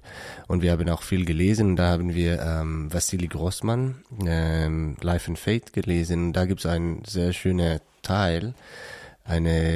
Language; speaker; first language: German; non-native, learner; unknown